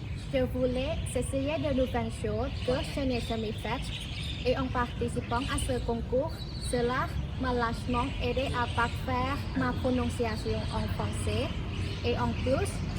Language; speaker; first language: French; non-native, fluent; Thai